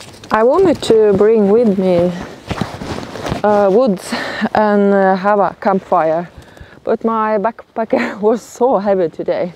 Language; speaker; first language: English; non-native, learner; Norwegian